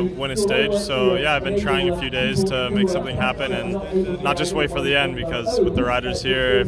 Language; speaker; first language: English; native; English